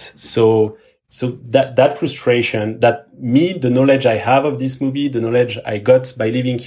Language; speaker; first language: English; non-native, fluent; French